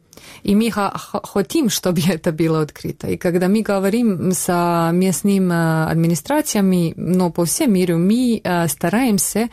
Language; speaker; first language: Russian; non-native, learner; Bosnian